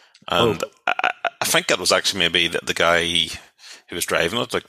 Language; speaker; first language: English; native; English